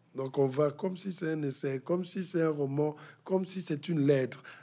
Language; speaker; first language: French; non-native, local second language; Kituba (Democratic Republic of Congo)